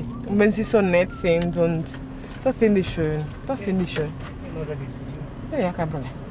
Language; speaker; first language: German; non-native, fluent; Spanish